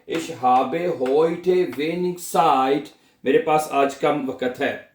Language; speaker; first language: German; non-native, fluent; Urdu